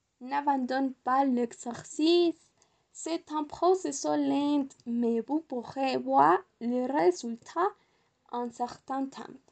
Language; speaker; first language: French; non-native, learner; Spanish